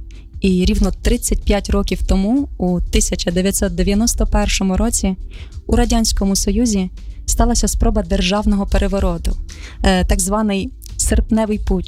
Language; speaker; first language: Ukrainian; native; Ukrainian